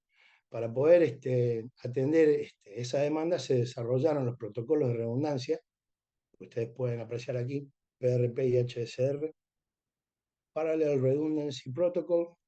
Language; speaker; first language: Spanish; native; Spanish